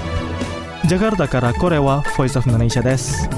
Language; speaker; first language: Japanese; non-native, fluent; Indonesian